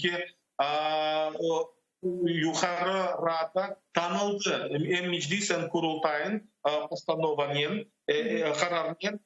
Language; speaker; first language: Turkish; non-native, learner; Crimean Tatar